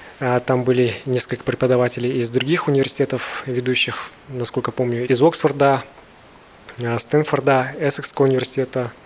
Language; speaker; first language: Russian; native; Russian